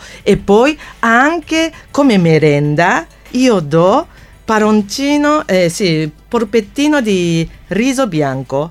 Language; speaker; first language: Italian; non-native, fluent; Japanese